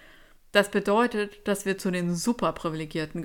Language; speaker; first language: German; native; German